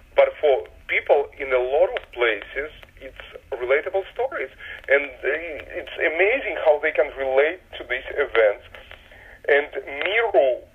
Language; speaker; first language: English; non-native, fluent; Russian